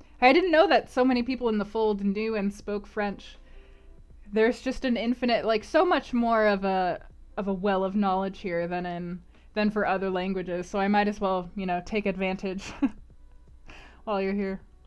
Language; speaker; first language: English; native; English